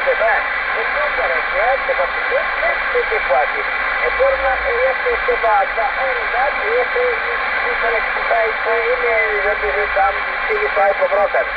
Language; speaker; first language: Polish; non-native, learner; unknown